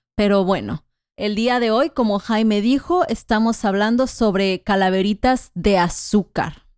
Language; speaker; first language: Spanish; native; Spanish